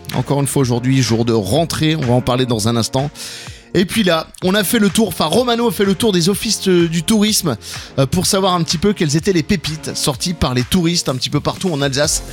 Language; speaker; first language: French; native; French